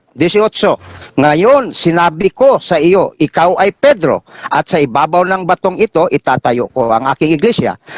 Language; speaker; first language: Filipino; non-native, local second language; Cebuano